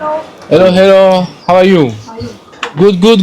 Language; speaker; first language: English; non-native, fluent; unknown